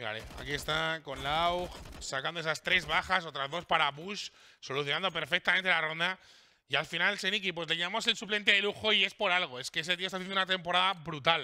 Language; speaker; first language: Spanish; native; Spanish